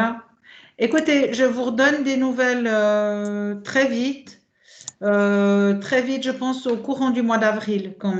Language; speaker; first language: French; native; French